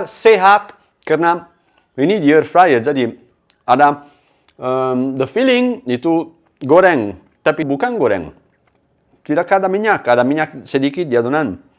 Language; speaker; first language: Indonesian; non-native, learner; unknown